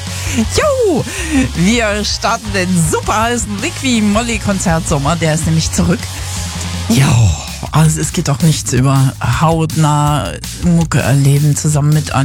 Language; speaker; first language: German; native; German